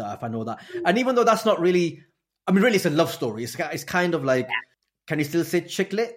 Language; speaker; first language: English; native; English